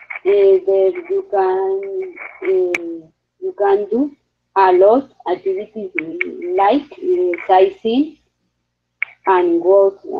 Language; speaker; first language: English; non-native, learner; Spanish